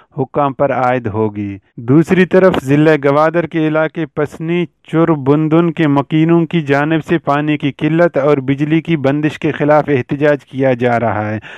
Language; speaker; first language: Urdu; non-native, local second language; Baluchi